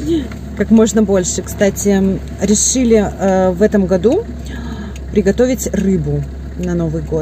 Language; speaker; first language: Russian; native; Russian